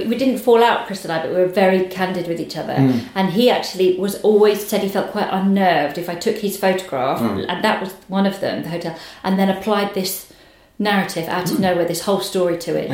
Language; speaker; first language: English; native; English